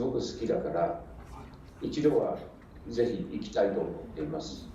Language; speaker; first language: Japanese; non-native, fluent; English